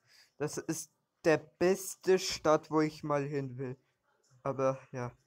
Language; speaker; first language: German; early bilingual, other home language; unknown